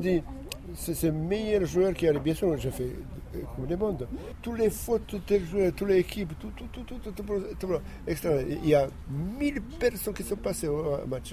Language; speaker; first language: French; non-native, learner; Slovak